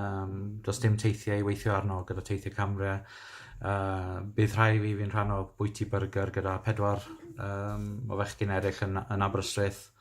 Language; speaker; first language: Welsh; native; Welsh